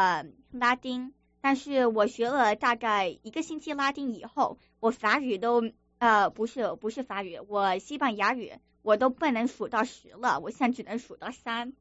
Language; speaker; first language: Chinese; early bilingual, other home language; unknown